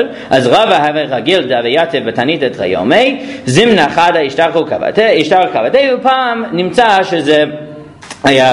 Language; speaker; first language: Hebrew; non-native, fluent; English